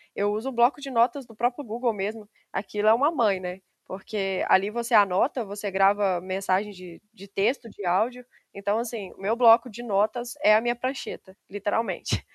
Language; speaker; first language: Portuguese; native; Portuguese